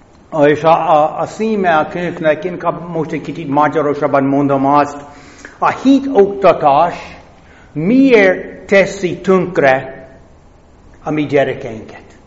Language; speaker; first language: Hungarian; non-native, fluent; English